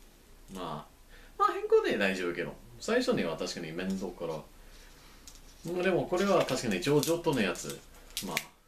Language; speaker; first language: Japanese; non-native, learner; English